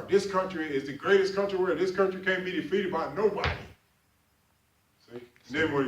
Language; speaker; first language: English; native; English